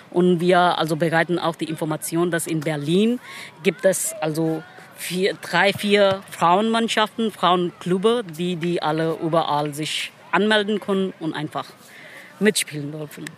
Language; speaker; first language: German; non-native, learner; Pashto